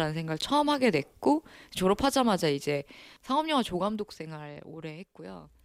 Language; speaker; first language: Korean; native; Korean